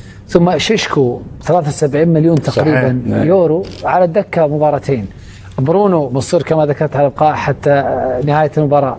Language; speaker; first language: Arabic; native; Arabic